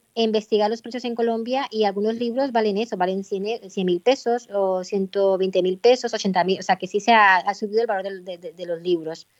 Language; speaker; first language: Spanish; native; Spanish